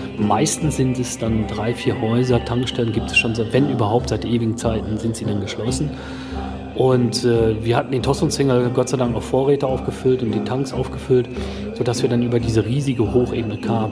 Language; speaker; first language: German; native; German